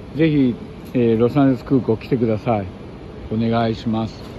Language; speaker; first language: Japanese; native; Japanese